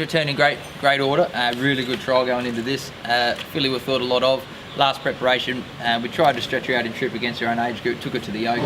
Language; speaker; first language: English; native; English